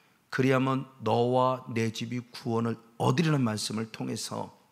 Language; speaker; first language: Korean; native; Korean